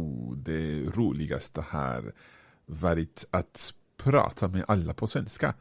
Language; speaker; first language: Swedish; non-native, learner; English